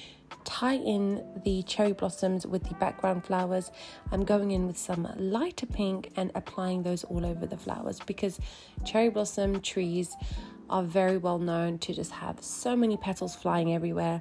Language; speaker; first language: English; native; English